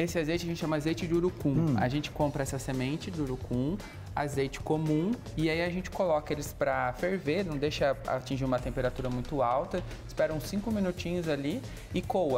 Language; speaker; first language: Portuguese; native; Portuguese